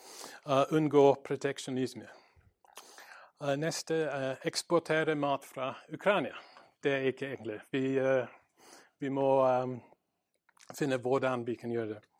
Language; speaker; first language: Norwegian; non-native, learner; English